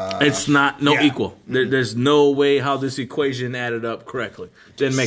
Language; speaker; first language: English; native; English